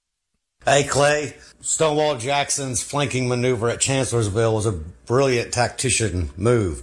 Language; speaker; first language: English; native; English